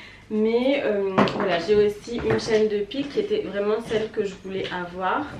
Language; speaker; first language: French; native; French